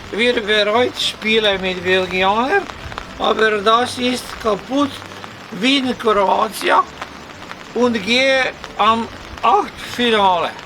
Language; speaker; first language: German; non-native, learner; Croatian